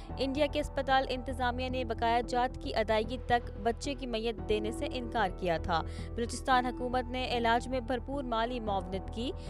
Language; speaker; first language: Urdu; native; Urdu